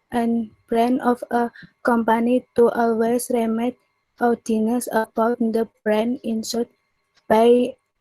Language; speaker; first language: English; non-native, learner; Indonesian